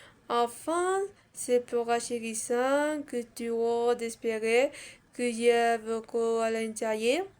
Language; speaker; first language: French; non-native, learner; Spanish